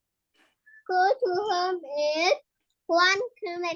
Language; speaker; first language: English; non-native, learner; Vietnamese